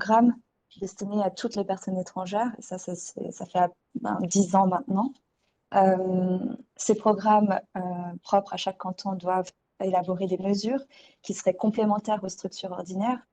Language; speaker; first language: French; native; French